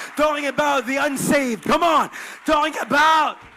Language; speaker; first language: English; non-native, local second language; Filipino